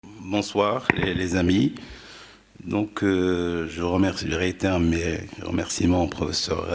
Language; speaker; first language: French; non-native, local second language; Arabic